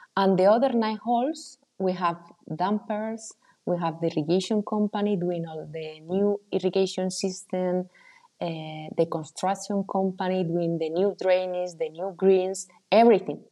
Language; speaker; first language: English; non-native, fluent; Spanish